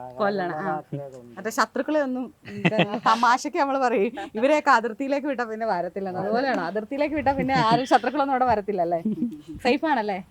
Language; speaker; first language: Malayalam; native; Malayalam